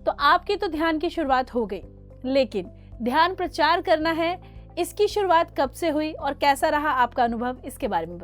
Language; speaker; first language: Hindi; native; Hindi